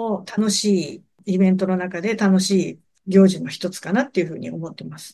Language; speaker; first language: Japanese; native; Japanese